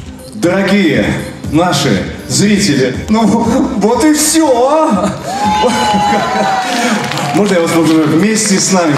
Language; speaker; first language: Russian; native; Russian